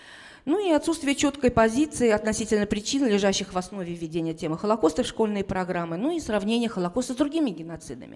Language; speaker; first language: Russian; native; Russian